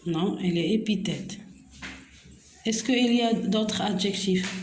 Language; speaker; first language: French; non-native, local second language; Arabic